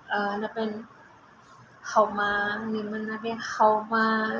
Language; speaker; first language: Chinese; non-native, learner; Indonesian